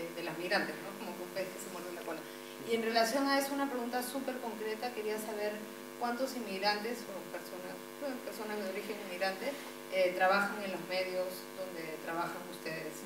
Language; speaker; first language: Spanish; native; Spanish